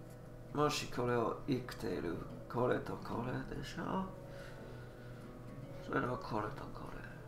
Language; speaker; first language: Japanese; non-native, learner; English